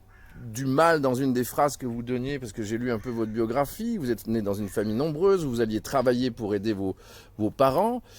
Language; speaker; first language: French; native; French